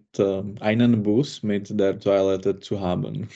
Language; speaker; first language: German; non-native, learner; Czech